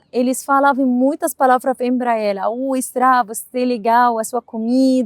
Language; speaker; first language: Portuguese; non-native, learner; Arabic